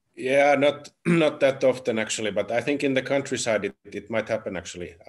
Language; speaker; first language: English; non-native, fluent; Finnish